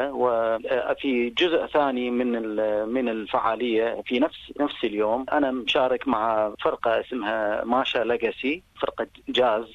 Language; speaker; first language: Arabic; native; Arabic